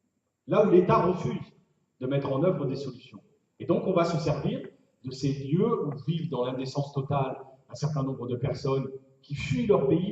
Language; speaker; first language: French; native; French